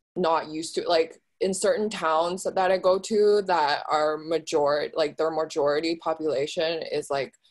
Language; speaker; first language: English; early bilingual, other home language; Chinese